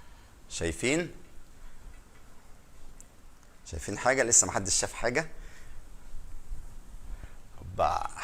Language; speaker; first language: Arabic; native; Arabic